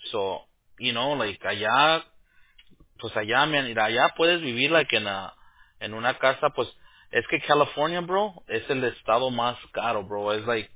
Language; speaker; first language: Spanish; early bilingual, heritage; Spanish